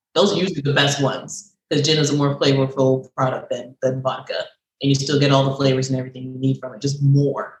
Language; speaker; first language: English; native; English